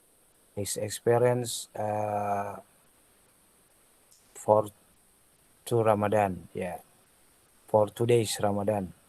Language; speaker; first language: English; non-native, learner; Indonesian